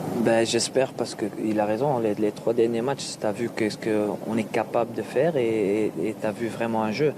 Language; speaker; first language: French; non-native, local second language; Dutch